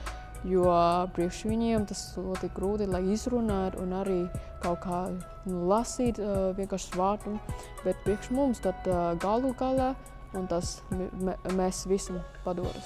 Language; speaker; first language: Latvian; early bilingual, other home language; Vietnamese